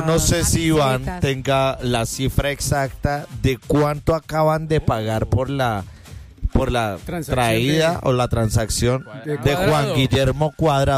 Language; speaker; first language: Spanish; native; Spanish